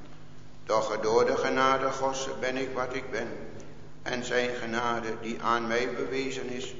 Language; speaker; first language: Dutch; native; Dutch